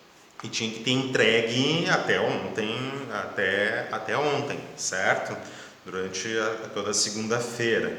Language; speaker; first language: Portuguese; native; Portuguese